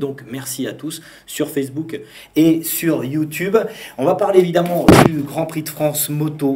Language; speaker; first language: French; native; French